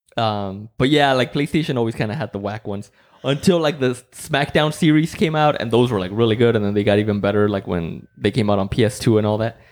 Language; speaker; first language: English; non-native, fluent; Spanish